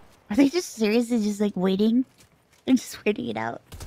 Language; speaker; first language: English; early bilingual, other home language; Spanish